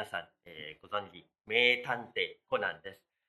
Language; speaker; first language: Japanese; non-native, fluent; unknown